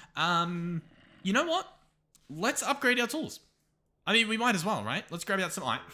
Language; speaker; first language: English; native; English